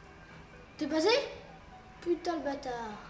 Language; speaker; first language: French; native; French